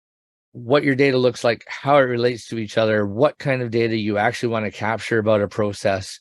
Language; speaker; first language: English; native; English